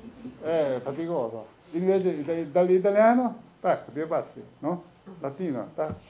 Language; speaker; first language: Italian; non-native, learner; Tibetan